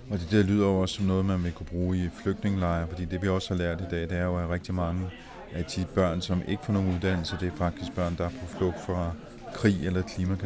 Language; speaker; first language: Danish; native; Danish